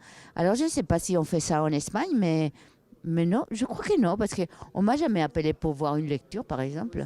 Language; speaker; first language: French; non-native, fluent; Spanish